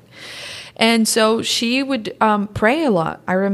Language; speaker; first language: English; early bilingual, other home language; Portuguese